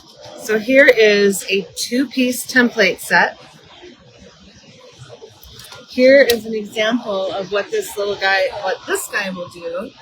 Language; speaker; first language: English; native; English